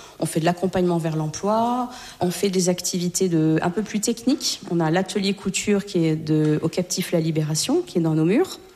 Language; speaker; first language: French; native; French